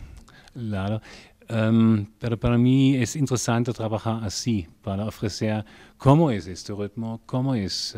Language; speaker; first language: Spanish; non-native, learner; German